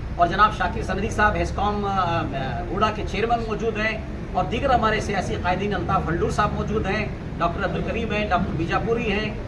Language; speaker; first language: Urdu; native; Urdu